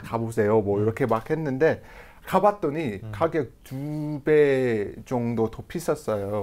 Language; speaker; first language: Korean; non-native, fluent; English